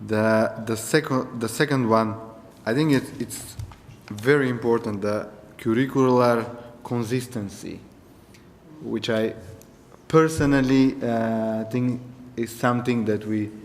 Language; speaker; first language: English; non-native, fluent; Macedonian